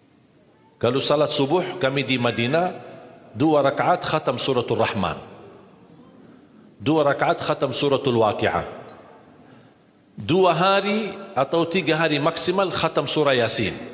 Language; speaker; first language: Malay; non-native, fluent; Arabic